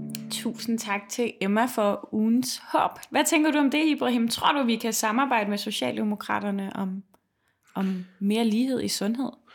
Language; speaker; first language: Danish; native; Danish